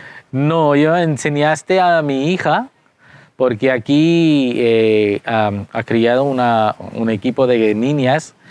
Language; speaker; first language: Spanish; non-native, fluent; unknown